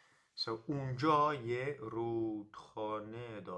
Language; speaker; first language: Persian; non-native, learner; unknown